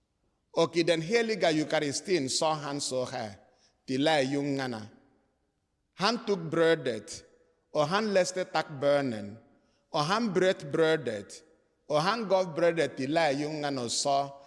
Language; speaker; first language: Swedish; non-native, fluent; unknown